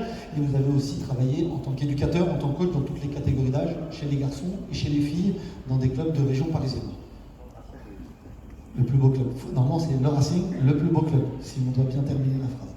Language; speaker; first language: French; native; French